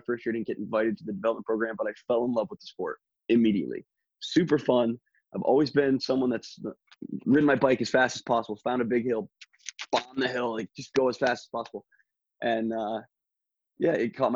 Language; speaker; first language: English; native; English